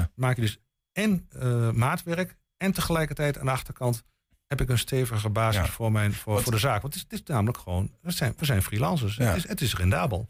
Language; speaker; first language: Dutch; native; Dutch